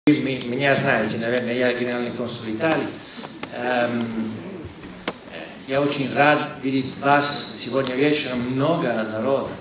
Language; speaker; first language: Russian; non-native, fluent; Italian